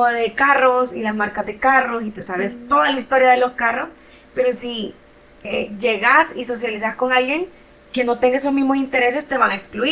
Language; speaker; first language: Spanish; native; Spanish